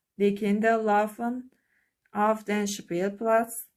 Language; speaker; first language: German; non-native, fluent; Turkish